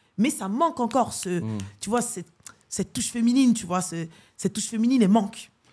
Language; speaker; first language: French; native; French